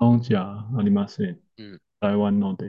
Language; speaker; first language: Japanese; non-native, learner; Chinese